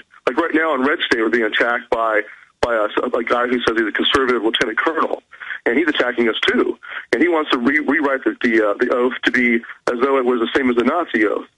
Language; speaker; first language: English; native; English